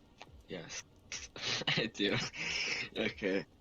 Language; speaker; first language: English; native; English